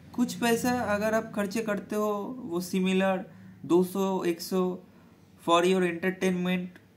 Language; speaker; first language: Hindi; non-native, local second language; Bangla